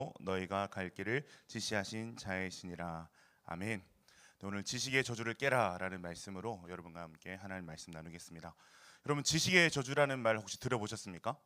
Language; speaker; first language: Korean; native; Korean